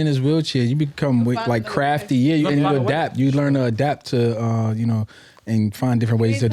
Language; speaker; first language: English; native; English